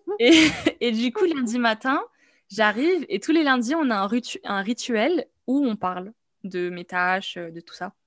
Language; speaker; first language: French; non-native, local second language; Arabic